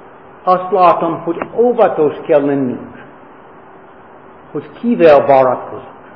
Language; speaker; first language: Hungarian; non-native, fluent; English